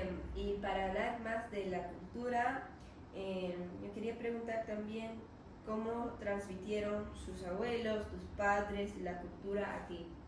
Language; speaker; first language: Spanish; non-native, learner; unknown